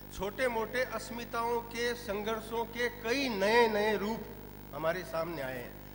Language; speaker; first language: Hindi; non-native, local second language; Rajasthani